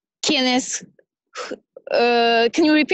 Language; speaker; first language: Spanish; non-native, learner; Polish